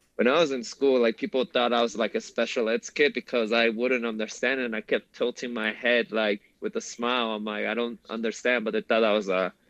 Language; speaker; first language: English; early bilingual, other home language; Spanish